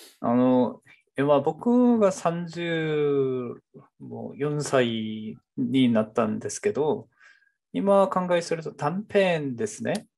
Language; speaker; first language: Japanese; non-native, fluent; Korean